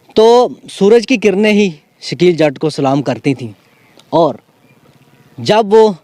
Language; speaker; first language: Urdu; non-native, local second language; Punjabi